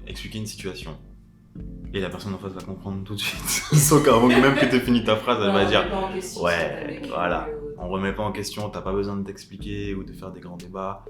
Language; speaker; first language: French; native; French